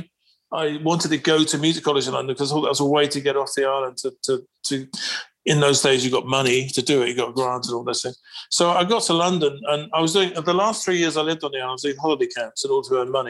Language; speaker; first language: English; native; English